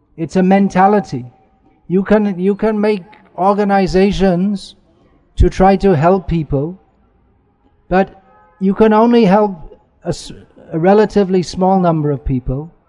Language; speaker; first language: English; native; English